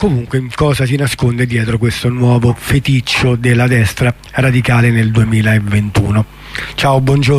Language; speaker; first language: Italian; native; Italian